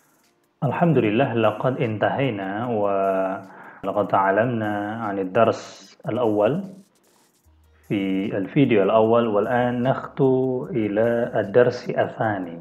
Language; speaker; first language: Arabic; non-native, fluent; Indonesian